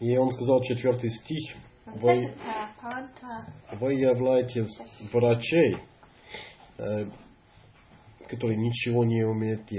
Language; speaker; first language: Russian; non-native, fluent; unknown